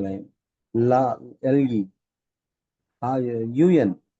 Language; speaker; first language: French; non-native, learner; Telugu